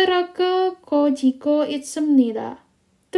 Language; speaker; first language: Korean; non-native, fluent; Indonesian